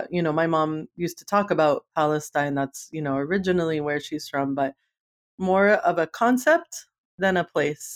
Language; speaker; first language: English; native; English